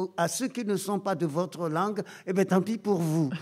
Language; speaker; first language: French; non-native, local second language; Ewe